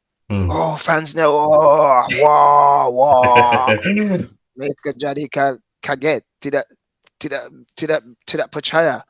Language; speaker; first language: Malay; non-native, fluent; English